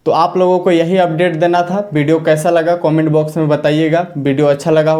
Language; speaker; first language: Hindi; native; Hindi